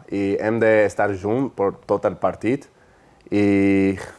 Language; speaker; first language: Catalan; non-native, learner; English